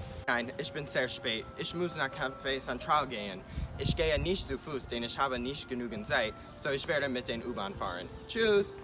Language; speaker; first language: German; non-native, learner; English